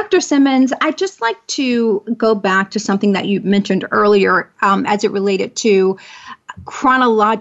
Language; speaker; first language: English; native; English